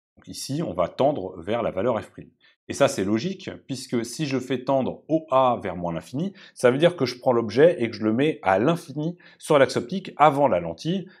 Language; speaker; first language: French; native; French